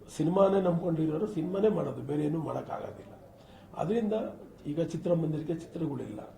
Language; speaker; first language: Kannada; native; Kannada